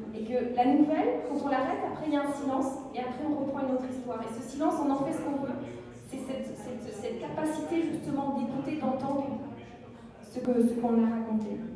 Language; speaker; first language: French; non-native, local second language; Kinyarwanda